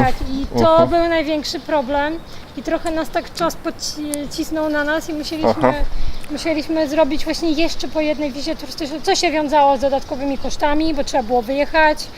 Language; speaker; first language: Polish; native; Polish